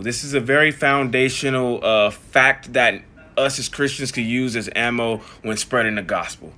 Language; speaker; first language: English; native; English